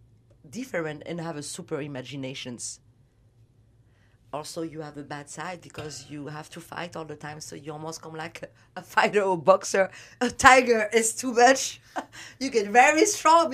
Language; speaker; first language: English; non-native, learner; French